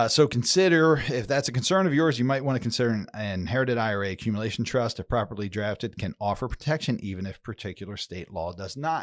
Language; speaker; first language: English; native; English